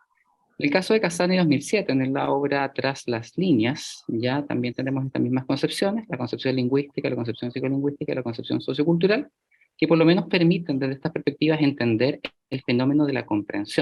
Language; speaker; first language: Spanish; native; Spanish